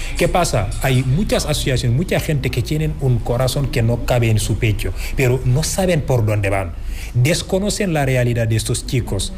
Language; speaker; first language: Spanish; non-native, fluent; Wolof